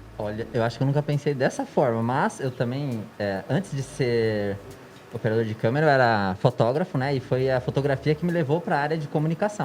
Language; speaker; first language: Portuguese; native; Portuguese